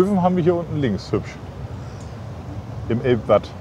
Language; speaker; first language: German; native; German